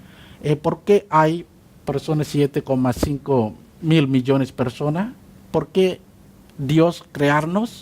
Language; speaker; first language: Spanish; non-native, learner; Indonesian